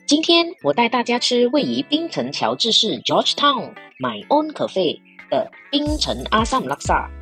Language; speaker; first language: Chinese; native; Chinese